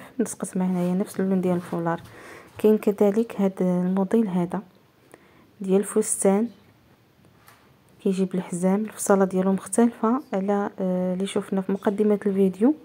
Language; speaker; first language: Arabic; native; Arabic